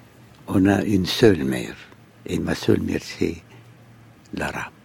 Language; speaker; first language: French; non-native, fluent; Arabic